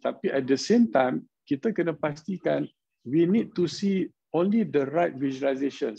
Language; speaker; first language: English; non-native, local second language; Malay